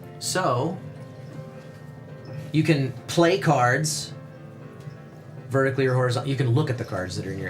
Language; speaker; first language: English; native; English